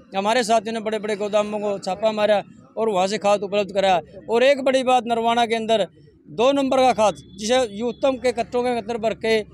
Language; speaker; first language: Hindi; native; Hindi